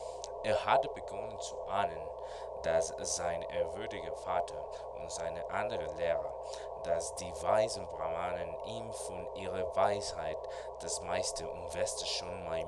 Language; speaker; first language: German; non-native, learner; Spanish